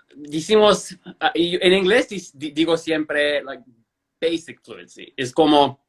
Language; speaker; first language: Spanish; non-native, fluent; English